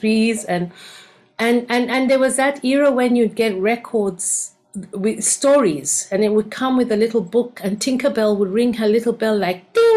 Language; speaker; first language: English; non-native, local second language; Ganda